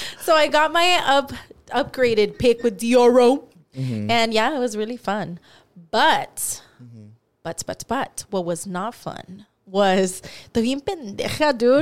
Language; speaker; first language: English; early bilingual, other home language; Spanish